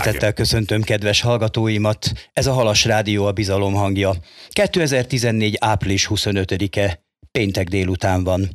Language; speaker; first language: Hungarian; native; Hungarian